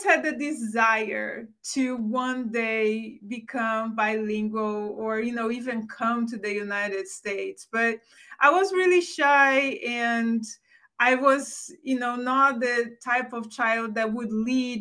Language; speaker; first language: English; non-native, fluent; Portuguese